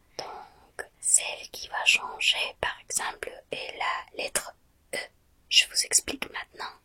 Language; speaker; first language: French; non-native, fluent; Spanish